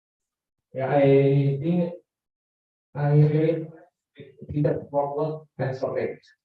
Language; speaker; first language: English; non-native, learner; Indonesian